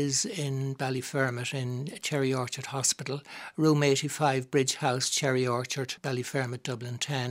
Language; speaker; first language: English; native; English